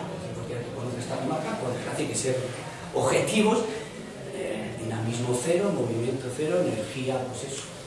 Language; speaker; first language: Spanish; native; Spanish